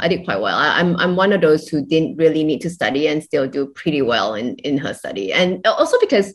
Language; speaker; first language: English; non-native, local second language; Chinese